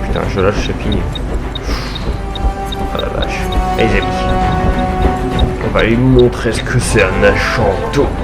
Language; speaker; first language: French; native; French